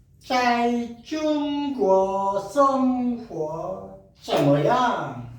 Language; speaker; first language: Chinese; non-native, learner; Korean